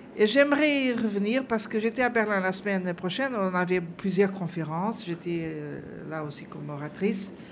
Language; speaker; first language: French; non-native, fluent; Portuguese